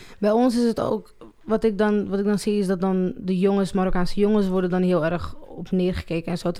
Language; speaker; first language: Dutch; early bilingual, other home language; Arabic